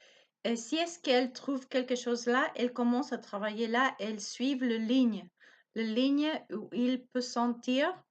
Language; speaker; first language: French; non-native, learner; Spanish